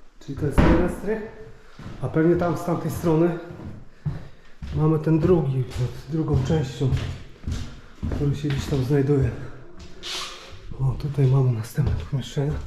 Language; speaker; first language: Polish; native; Polish